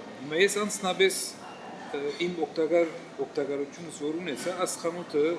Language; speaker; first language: Armenian; native; Armenian